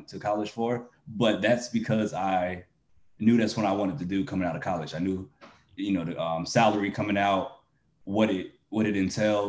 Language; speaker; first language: English; native; English